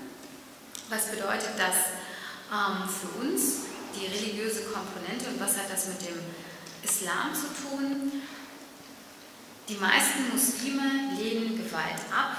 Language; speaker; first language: German; early bilingual, other home language; Turkish